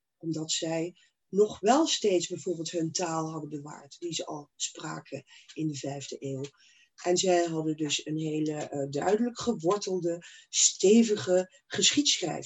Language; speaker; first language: Dutch; native; Dutch